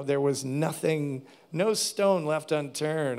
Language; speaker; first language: English; native; English